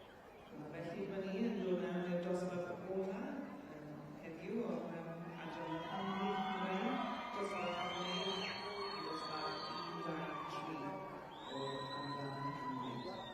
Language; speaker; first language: Welsh; native; Welsh